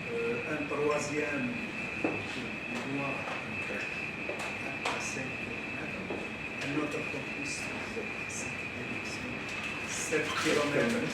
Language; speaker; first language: French; non-native, local second language; Arabic